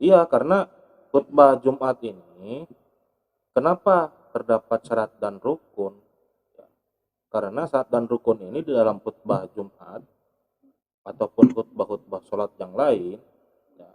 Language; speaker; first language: Indonesian; native; Indonesian